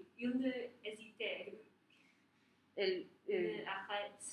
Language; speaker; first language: French; non-native, learner; English